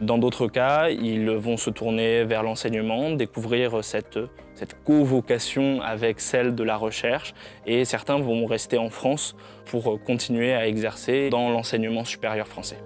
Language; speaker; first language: French; native; French